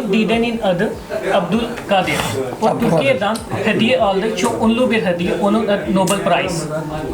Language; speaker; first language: Turkish; non-native, learner; Urdu